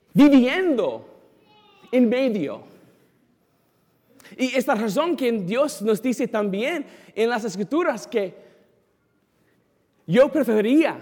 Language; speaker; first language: Spanish; non-native, fluent; English